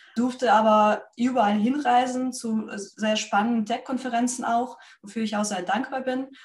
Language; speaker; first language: German; non-native, fluent; Russian